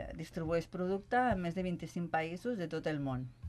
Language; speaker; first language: Catalan; non-native, local second language; Spanish